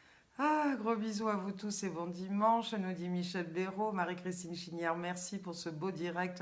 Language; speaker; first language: French; native; French